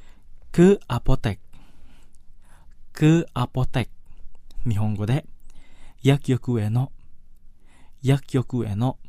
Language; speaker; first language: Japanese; non-native, fluent; Indonesian